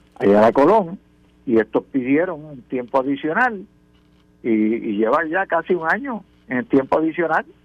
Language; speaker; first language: Spanish; native; Spanish